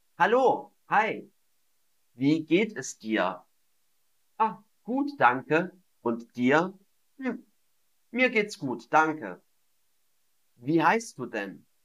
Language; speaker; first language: German; non-native, fluent; English